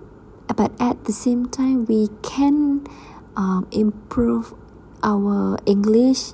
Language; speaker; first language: English; non-native, learner; Malay